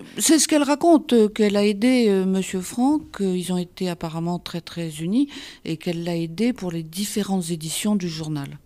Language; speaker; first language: French; native; French